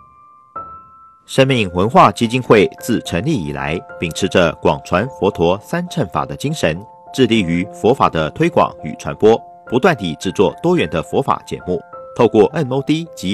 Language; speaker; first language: Chinese; native; Chinese